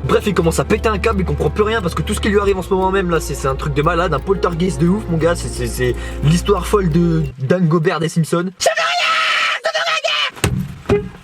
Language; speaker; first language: French; native; French